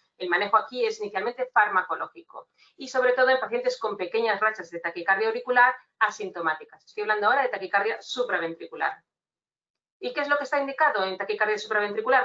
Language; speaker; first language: Spanish; native; Spanish